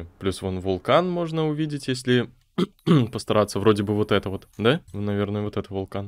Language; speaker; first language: Russian; native; Russian